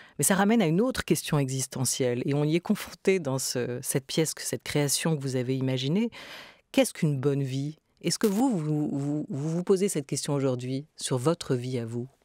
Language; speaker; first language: French; native; French